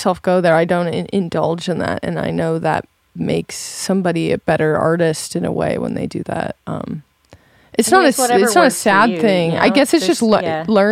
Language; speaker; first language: English; native; English